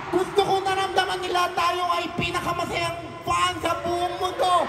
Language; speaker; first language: Filipino; non-native, learner; Korean